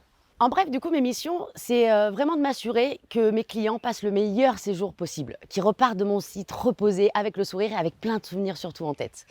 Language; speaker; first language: French; native; French